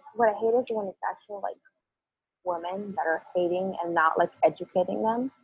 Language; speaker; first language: English; early bilingual, other home language; Spanish